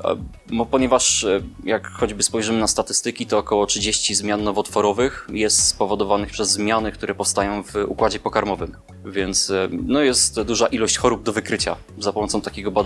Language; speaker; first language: Polish; native; Polish